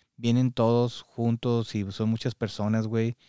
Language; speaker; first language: Spanish; native; Spanish